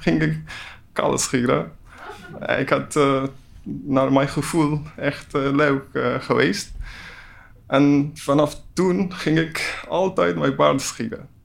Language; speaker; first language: Dutch; non-native, learner; Persian